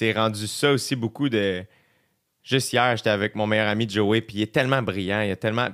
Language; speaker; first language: French; native; French